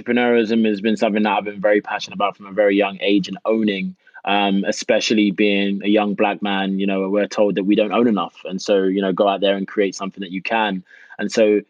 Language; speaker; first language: English; native; English